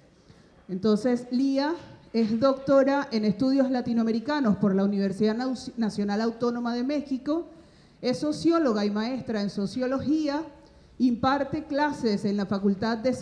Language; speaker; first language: Spanish; native; Spanish